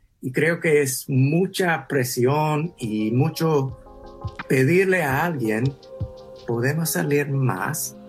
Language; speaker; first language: Spanish; early bilingual, heritage; English